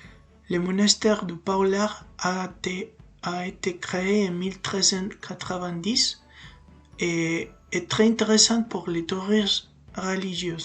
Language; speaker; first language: French; non-native, learner; Spanish